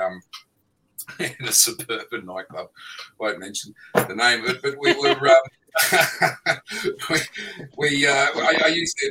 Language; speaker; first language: English; native; English